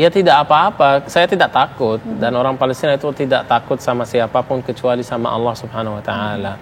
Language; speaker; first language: Indonesian; non-native, fluent; Arabic